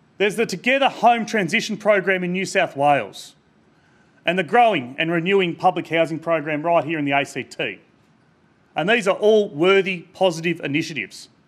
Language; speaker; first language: English; native; English